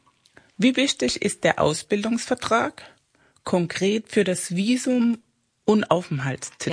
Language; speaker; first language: German; non-native, fluent; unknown